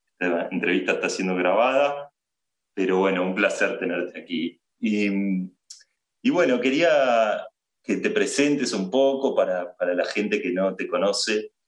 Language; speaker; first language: Spanish; native; Spanish